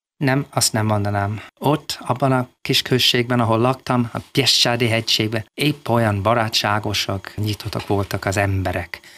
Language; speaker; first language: Hungarian; non-native, fluent; English